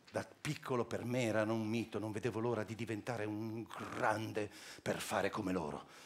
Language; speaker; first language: Italian; native; Italian